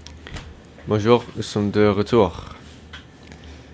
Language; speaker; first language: French; non-native, learner; English